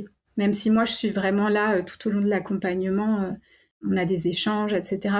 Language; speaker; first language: French; native; French